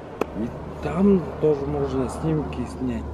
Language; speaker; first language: Russian; non-native, local second language; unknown